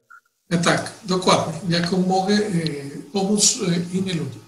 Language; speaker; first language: Polish; non-native, learner; Spanish